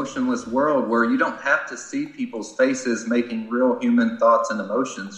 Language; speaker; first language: English; native; English